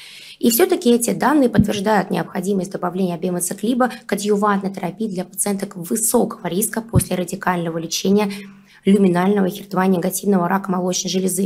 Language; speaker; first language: Russian; native; Russian